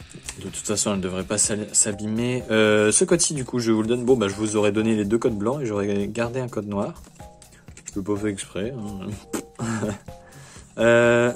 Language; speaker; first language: French; native; French